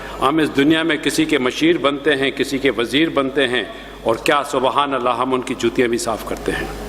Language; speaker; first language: Urdu; non-native, local second language; Sindhi